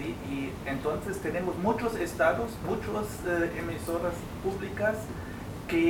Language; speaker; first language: Spanish; non-native, fluent; German